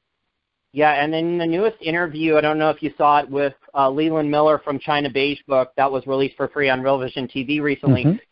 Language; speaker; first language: English; native; English